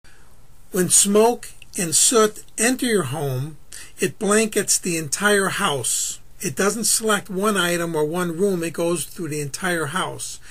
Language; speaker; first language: English; native; English